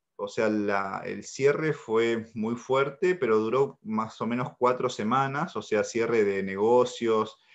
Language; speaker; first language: Spanish; native; Spanish